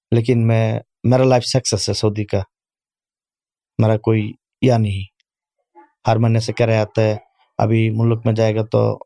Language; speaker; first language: Urdu; non-native, learner; Bangla